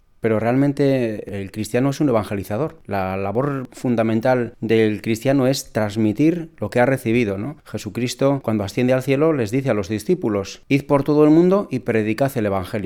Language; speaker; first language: Spanish; native; Spanish